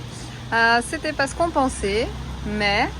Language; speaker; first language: French; native; French